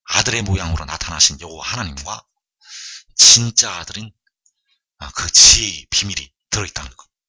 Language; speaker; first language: Korean; native; Korean